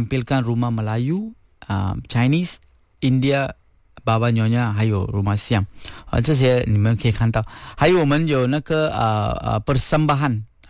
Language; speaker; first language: Chinese; non-native, local second language; Tamil